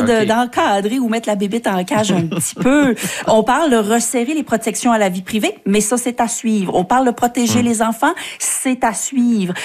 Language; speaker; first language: French; native; French